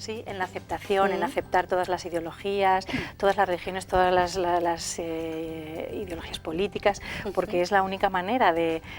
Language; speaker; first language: Spanish; native; Spanish